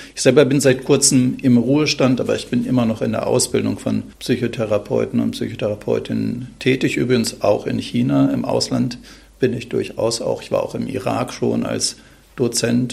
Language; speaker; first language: German; native; German